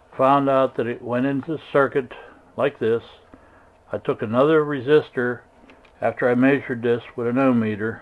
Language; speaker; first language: English; native; English